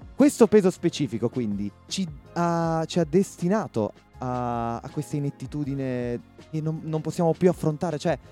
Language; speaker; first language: Italian; native; Italian